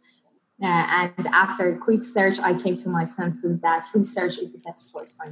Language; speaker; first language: English; non-native, fluent; Persian